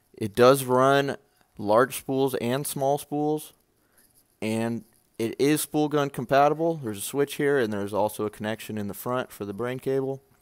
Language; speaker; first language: English; native; English